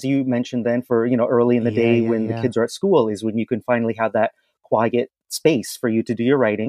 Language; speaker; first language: English; native; English